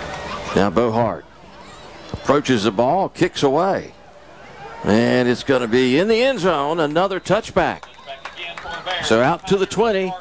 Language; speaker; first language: English; native; English